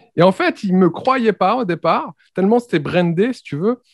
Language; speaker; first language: French; native; French